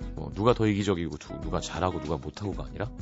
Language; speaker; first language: Korean; native; Korean